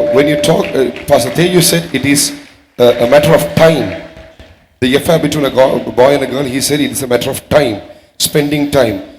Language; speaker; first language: English; non-native, local second language; Tamil